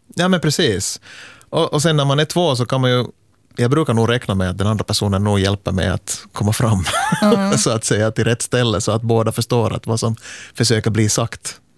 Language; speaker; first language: Swedish; native; Swedish